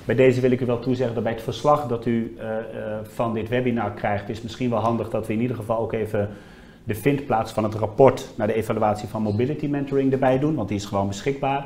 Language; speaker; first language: Dutch; native; Dutch